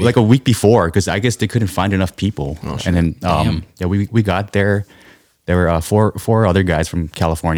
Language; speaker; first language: English; non-native, fluent; Korean